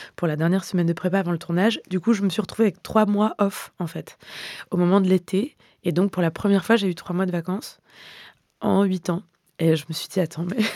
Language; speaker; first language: French; native; French